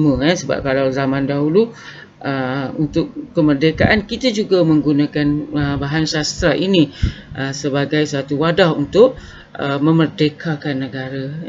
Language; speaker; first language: Malay; native; Malay